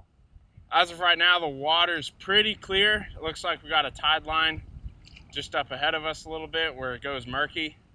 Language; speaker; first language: English; native; English